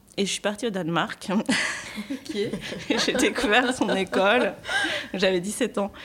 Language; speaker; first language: French; native; French